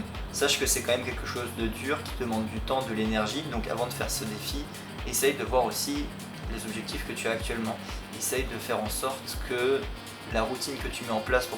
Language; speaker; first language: French; native; French